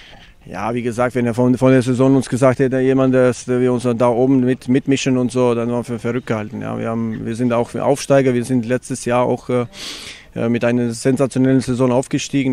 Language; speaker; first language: German; non-native, fluent; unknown